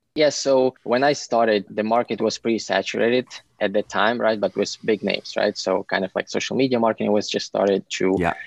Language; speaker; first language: English; non-native, fluent; Ukrainian